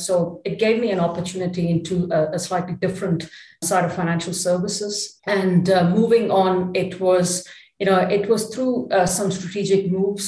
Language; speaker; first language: English; non-native, local second language; Tamil